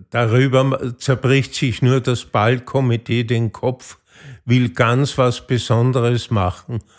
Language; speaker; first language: German; native; German